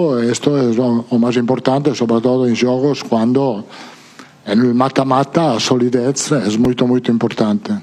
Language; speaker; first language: Portuguese; non-native, fluent; Italian